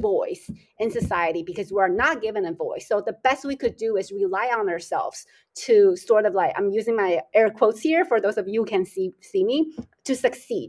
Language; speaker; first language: English; native; English